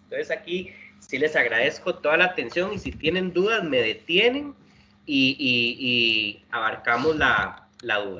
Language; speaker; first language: Spanish; native; Spanish